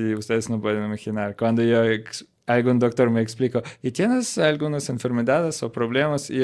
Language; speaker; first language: Spanish; non-native, learner; Russian